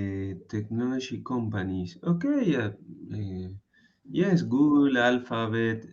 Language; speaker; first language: English; non-native, learner; Spanish